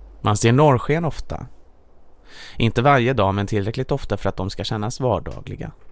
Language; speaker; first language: Swedish; native; Swedish